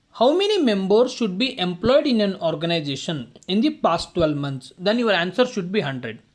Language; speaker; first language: English; non-native, local second language; Kannada